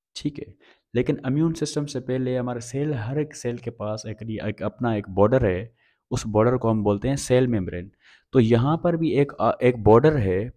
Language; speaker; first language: Urdu; non-native, local second language; Sindhi